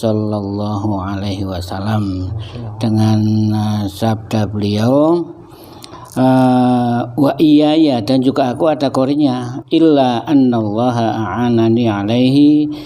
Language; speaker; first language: Indonesian; native; Indonesian